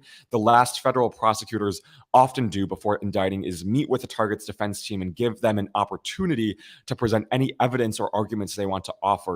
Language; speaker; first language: English; native; English